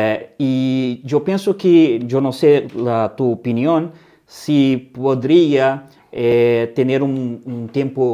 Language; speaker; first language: Spanish; non-native, fluent; Portuguese